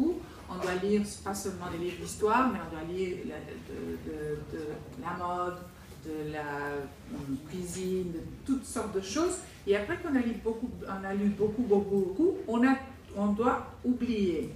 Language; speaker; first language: French; non-native, fluent; Spanish